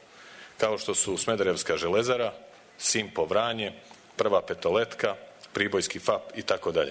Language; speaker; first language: Serbian; native; Serbian